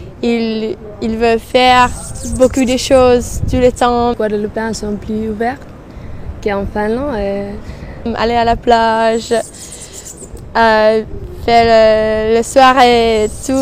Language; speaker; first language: French; non-native, learner; Finnish